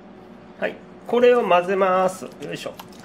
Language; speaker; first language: Japanese; native; Japanese